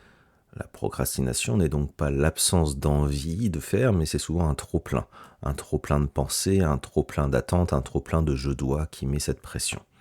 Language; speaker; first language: French; native; French